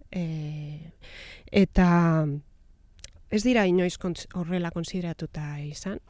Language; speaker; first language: Basque; non-native, local second language; Catalan